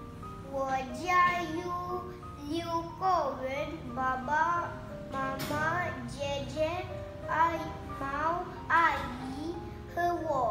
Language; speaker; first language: Chinese; non-native, learner; Malay